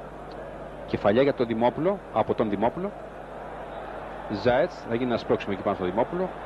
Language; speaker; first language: Greek; native; Greek